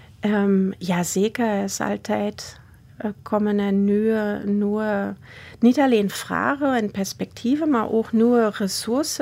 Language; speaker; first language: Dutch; non-native, fluent; German